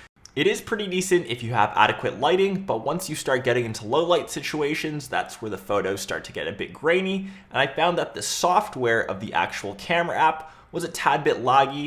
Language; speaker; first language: English; native; English